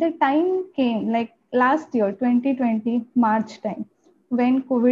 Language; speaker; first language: English; non-native, local second language; Odia